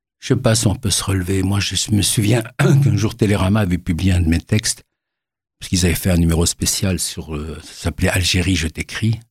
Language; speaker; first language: French; native; French